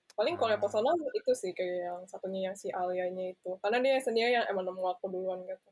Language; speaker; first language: Indonesian; non-native, local second language; English